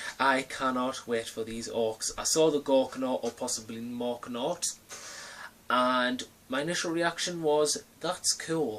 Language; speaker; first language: English; native; English